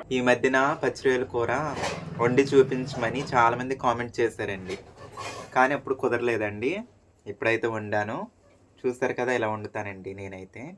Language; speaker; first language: Telugu; native; Telugu